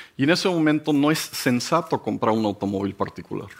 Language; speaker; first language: Spanish; native; Spanish